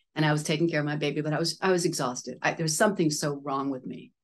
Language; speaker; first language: English; native; English